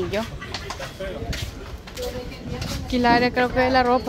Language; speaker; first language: Spanish; native; Spanish